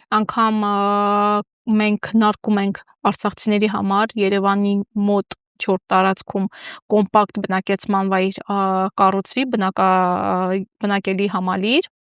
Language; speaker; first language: Armenian; native; Armenian